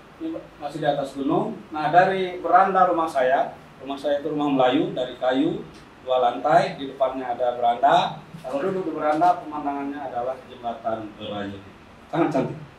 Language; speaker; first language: Indonesian; non-native, local second language; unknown